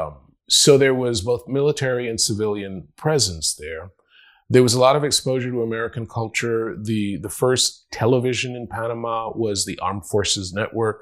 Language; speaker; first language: English; non-native, fluent; Spanish